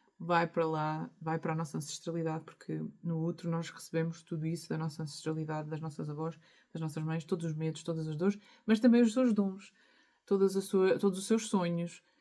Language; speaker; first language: Portuguese; native; Portuguese